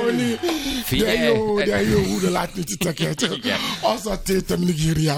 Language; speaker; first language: Hungarian; non-native, fluent; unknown